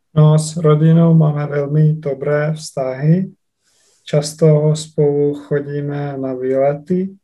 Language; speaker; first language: Czech; non-native, fluent; Estonian